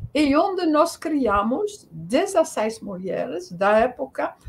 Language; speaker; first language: Portuguese; non-native, fluent; Dutch